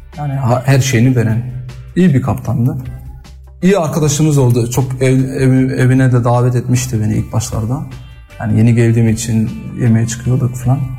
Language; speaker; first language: Turkish; early bilingual, heritage; Turkish